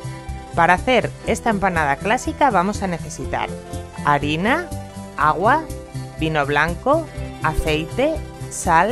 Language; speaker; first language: Spanish; native; Spanish